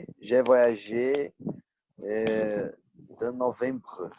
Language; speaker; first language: French; non-native, learner; Portuguese